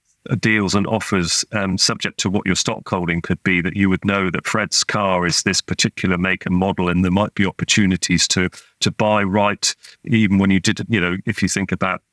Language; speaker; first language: English; native; English